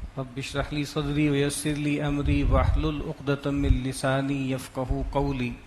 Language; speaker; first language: Urdu; non-native, local second language; Punjabi